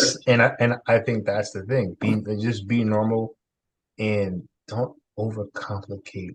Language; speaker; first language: English; native; English